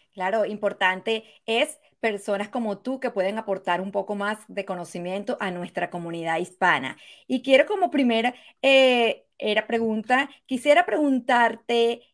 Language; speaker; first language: Spanish; native; Spanish